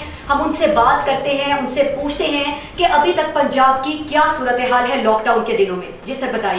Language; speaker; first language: Urdu; native; Urdu